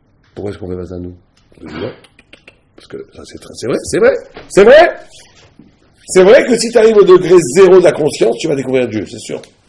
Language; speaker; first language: French; native; French